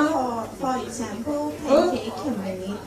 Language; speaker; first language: English; non-native, learner; Thai